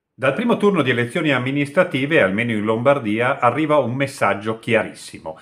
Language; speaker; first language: Italian; native; Italian